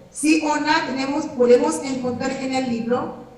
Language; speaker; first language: Spanish; non-native, fluent; French